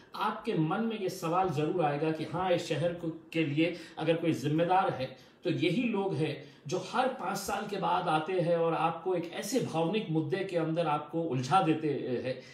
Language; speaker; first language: Hindi; non-native, local second language; Urdu